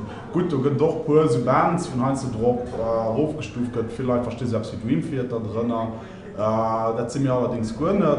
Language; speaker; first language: German; non-native, local second language; Luxembourgish